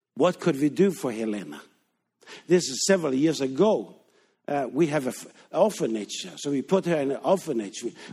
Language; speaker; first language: English; non-native, fluent; Danish